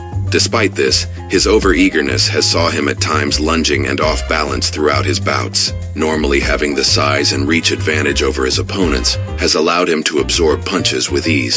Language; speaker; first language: English; native; English